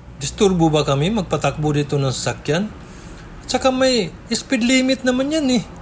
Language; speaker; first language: Filipino; native; Filipino